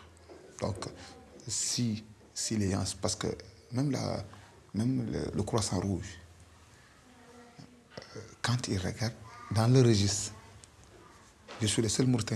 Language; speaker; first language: French; non-native, local second language; Fula